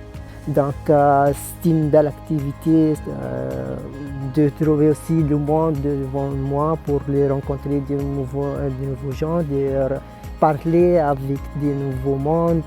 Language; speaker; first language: French; non-native, local second language; Arabic